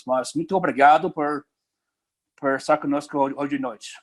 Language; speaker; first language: Portuguese; non-native, fluent; English